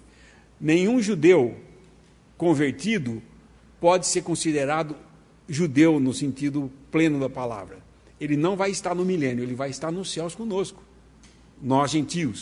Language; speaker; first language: Portuguese; native; Portuguese